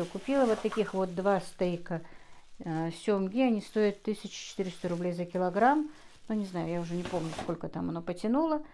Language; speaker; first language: Russian; non-native, local second language; Chechen